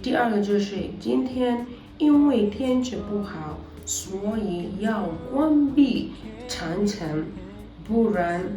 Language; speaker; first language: Chinese; non-native, learner; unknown